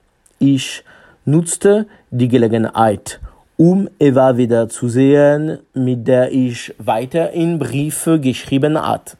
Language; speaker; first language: German; non-native, fluent; French